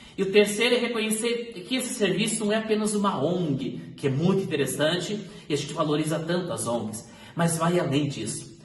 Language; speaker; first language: Portuguese; native; Portuguese